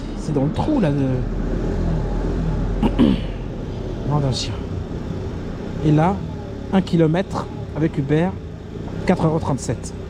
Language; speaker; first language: French; native; French